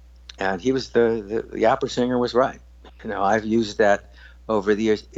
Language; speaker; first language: English; native; English